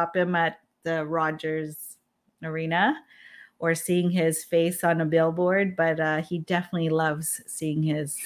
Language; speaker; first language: English; non-native, local second language; Filipino